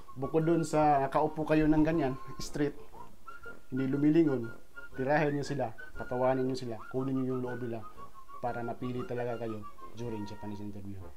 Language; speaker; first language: Filipino; non-native, local second language; Cebuano